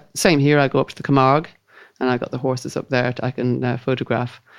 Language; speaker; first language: English; native; English